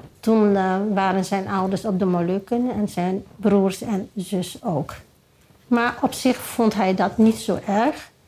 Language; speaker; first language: Dutch; native; Dutch